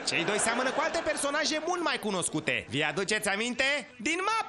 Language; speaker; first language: Romanian; native; Romanian